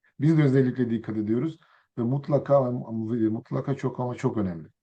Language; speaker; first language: Turkish; early bilingual, other home language; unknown